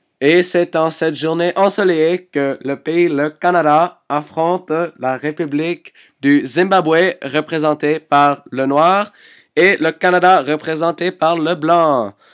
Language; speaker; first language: French; native; French